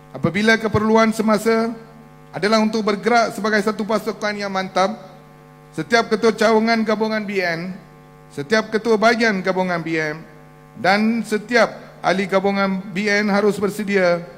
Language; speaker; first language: Malay; non-native, local second language; Tamil